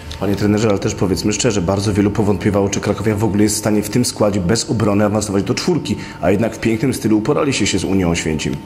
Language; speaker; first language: Polish; native; Polish